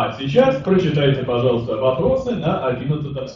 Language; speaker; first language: Russian; native; Russian